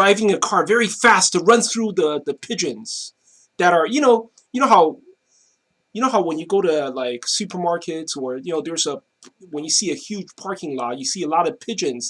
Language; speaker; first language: English; non-native, fluent; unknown